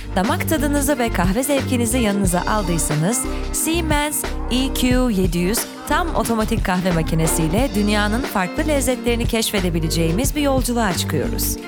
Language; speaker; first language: Turkish; native; Turkish